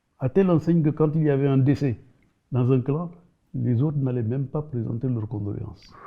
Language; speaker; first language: French; non-native, local second language; Wolof